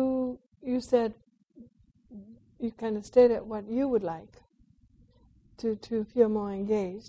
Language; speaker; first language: English; non-native, fluent; Japanese